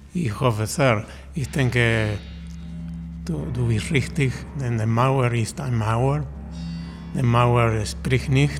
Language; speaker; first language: German; non-native, learner; Spanish